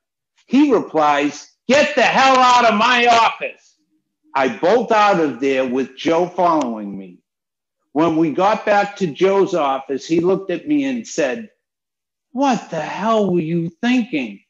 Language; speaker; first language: English; native; English